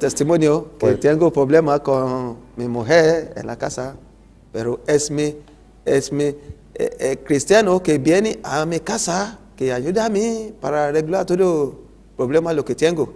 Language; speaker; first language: Spanish; non-native, learner; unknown